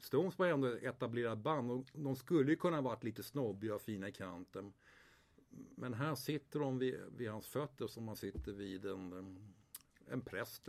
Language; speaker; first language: Swedish; native; Swedish